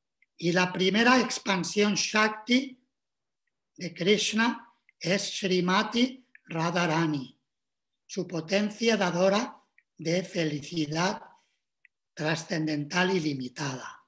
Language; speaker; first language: Spanish; native; Spanish